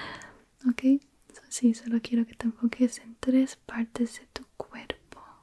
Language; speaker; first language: Spanish; early bilingual, heritage; Spanish